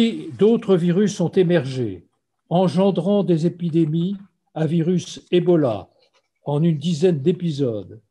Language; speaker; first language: French; native; French